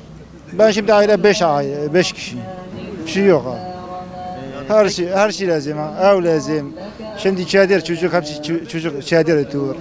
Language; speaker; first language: Turkish; non-native, learner; Arabic